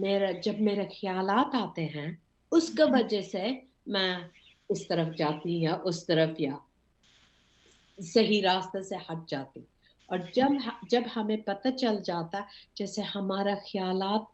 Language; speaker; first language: Hindi; early bilingual, heritage; English